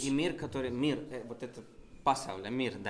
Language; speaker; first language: Russian; non-native, fluent; Spanish